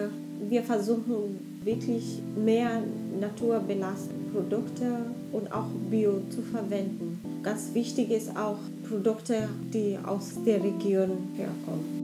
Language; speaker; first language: German; non-native, fluent; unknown